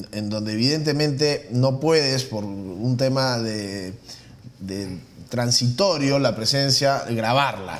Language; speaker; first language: Spanish; native; Spanish